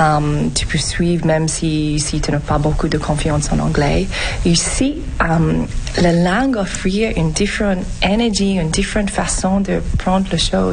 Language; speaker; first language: French; non-native, fluent; English